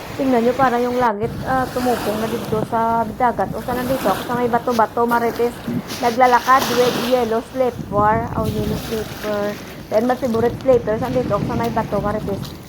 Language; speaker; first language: Filipino; native; Filipino